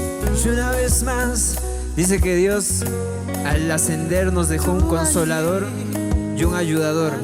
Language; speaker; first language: Spanish; native; Spanish